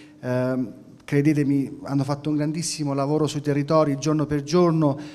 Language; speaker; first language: Italian; native; Italian